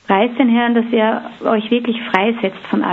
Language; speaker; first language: German; native; German